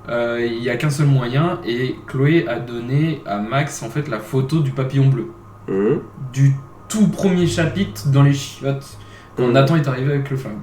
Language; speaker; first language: French; native; French